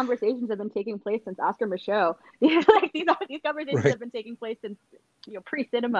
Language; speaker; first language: English; native; English